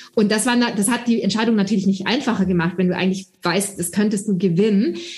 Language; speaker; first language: German; early bilingual, other home language; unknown